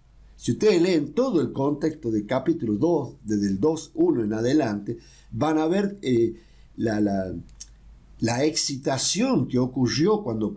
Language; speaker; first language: Spanish; native; Spanish